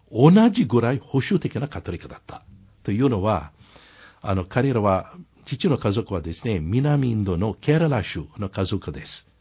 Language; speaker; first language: Japanese; non-native, fluent; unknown